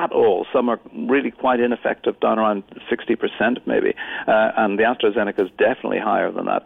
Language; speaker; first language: English; native; English